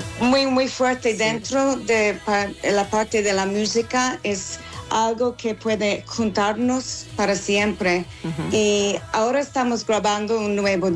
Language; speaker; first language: Spanish; non-native, fluent; English